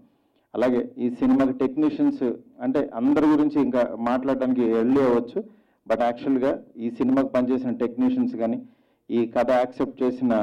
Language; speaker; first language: Telugu; native; Telugu